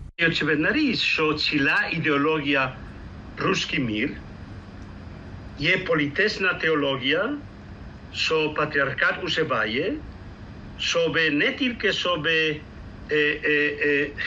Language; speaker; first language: Ukrainian; non-native, fluent; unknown